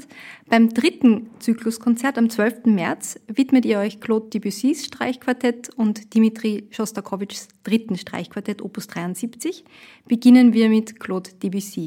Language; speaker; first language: German; native; German